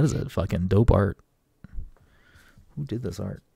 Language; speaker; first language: English; native; English